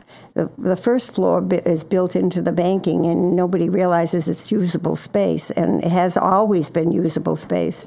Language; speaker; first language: English; native; English